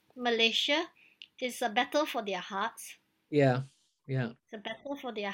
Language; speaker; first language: English; native; English